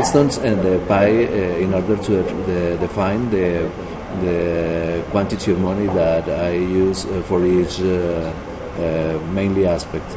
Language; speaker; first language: English; non-native, learner; Spanish